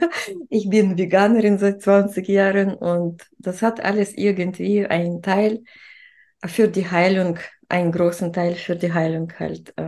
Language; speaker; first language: German; non-native, fluent; Russian